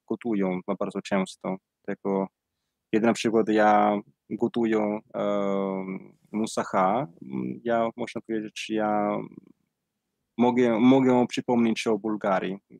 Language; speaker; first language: Polish; non-native, learner; Italian